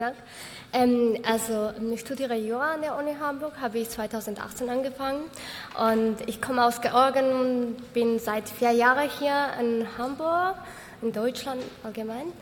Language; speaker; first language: German; non-native, fluent; Georgian